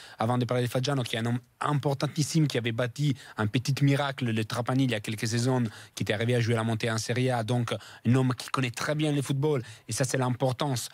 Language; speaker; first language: French; non-native, fluent; Italian